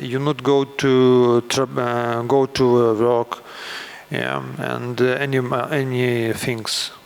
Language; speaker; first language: English; non-native, learner; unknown